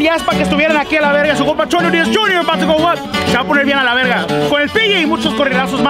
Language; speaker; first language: Spanish; early bilingual, heritage; Spanish